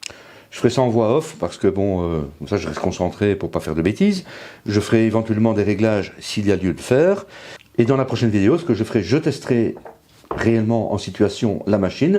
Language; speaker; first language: French; native; French